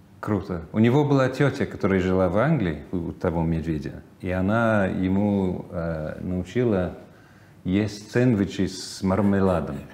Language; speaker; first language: Russian; non-native, fluent; English